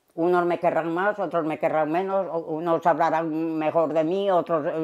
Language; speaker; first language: Spanish; native; Spanish